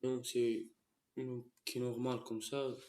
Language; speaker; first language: French; non-native, learner; Romanian